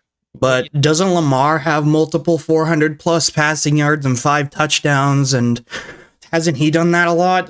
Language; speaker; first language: English; native; English